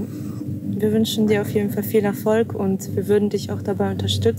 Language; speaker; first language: German; native; German